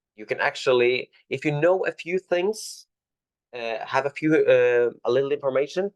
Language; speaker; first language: English; non-native, fluent; Norwegian